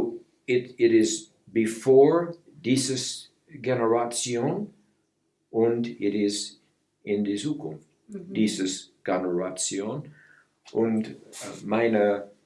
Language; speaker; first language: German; non-native, learner; English